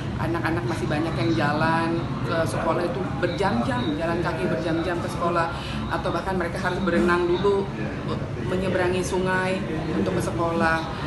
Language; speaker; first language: Indonesian; native; Indonesian